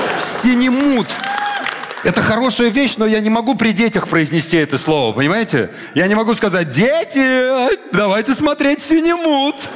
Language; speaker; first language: Russian; native; Russian